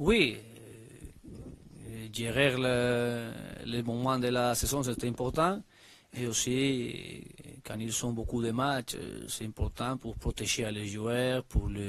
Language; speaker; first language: French; non-native, learner; Spanish